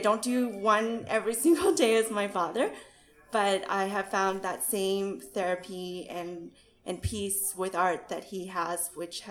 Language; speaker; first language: English; native; English